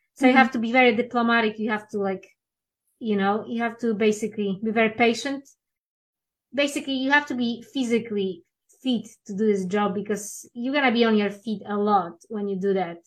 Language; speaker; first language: English; non-native, fluent; Polish